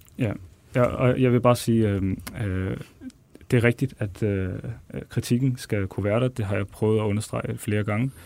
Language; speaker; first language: Danish; early bilingual, other home language; Arabic